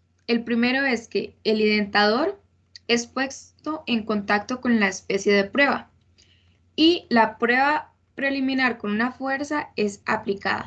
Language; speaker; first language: Spanish; native; Spanish